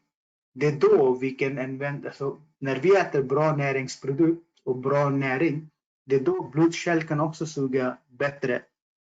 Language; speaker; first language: Swedish; non-native, fluent; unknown